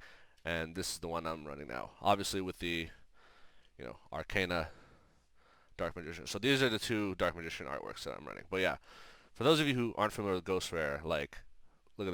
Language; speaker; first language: English; native; English